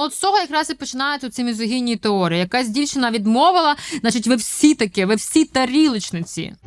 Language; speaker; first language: Ukrainian; native; Ukrainian